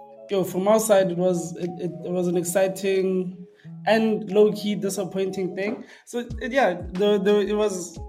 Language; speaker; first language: English; non-native, local second language; Xhosa